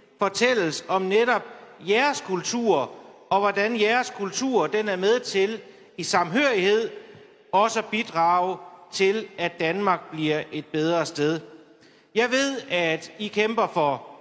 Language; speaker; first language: Danish; native; Danish